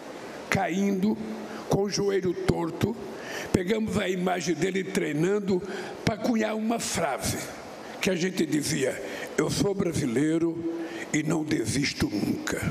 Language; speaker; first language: Portuguese; native; Portuguese